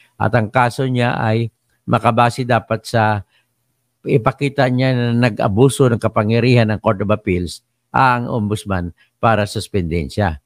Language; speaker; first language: Filipino; non-native, local second language; Cebuano